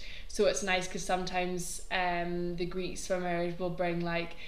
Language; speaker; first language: English; native; English